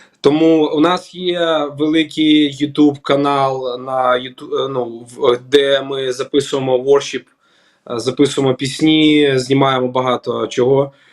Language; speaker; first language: Ukrainian; non-native, local second language; Russian